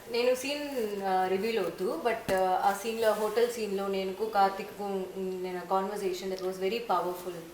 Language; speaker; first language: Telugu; non-native, learner; Tamil